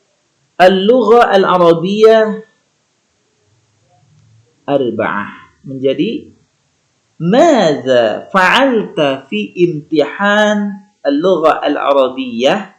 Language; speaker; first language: Arabic; non-native, learner; Indonesian